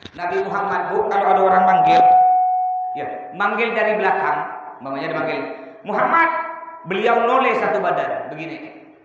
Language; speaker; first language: Malay; native; Malay